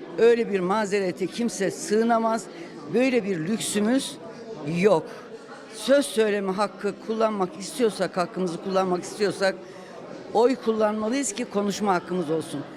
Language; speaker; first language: Turkish; native; Turkish